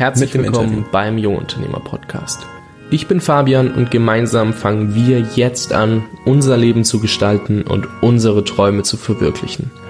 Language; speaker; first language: German; native; German